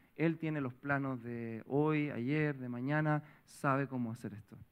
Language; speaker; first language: Spanish; native; Spanish